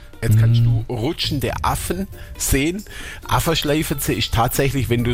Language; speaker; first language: German; native; German